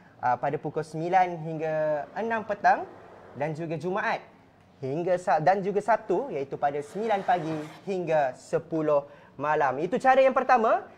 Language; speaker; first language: Malay; native; Malay